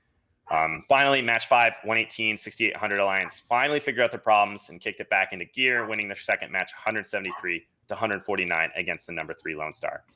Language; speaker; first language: English; native; English